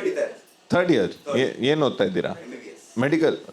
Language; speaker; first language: Kannada; non-native, learner; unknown